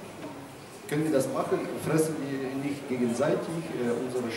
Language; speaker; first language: German; non-native, learner; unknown